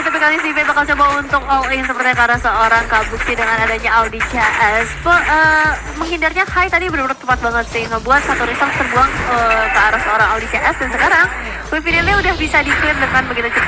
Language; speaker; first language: Indonesian; native; Indonesian